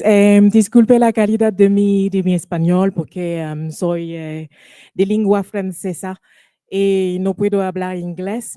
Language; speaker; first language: Spanish; non-native, learner; French